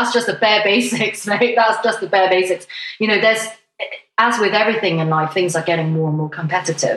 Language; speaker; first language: English; non-native, local second language; Cantonese